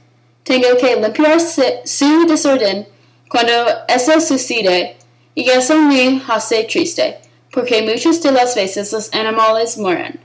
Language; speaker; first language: Spanish; non-native, learner; English